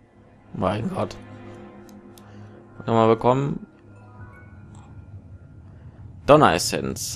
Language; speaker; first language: German; native; German